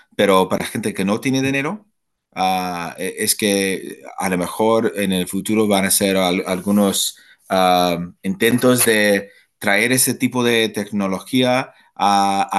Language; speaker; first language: Spanish; non-native, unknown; English